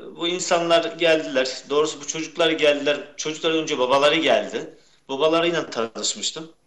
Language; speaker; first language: Turkish; early bilingual, heritage; Turkish